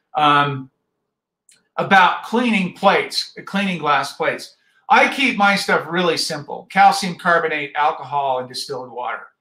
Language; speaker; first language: English; native; English